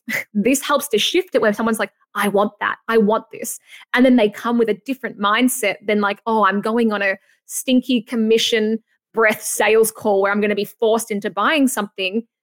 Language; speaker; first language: English; native; English